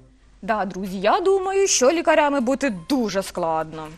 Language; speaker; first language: Ukrainian; native; Ukrainian